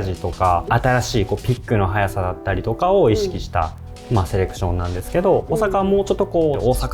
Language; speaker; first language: Japanese; native; Japanese